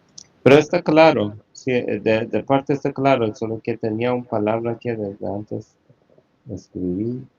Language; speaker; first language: Spanish; non-native, fluent; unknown